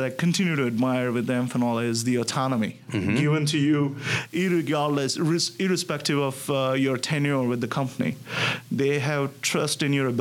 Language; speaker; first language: English; non-native, local second language; Gujarati